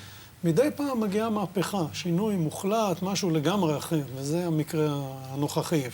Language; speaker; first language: Hebrew; native; Hebrew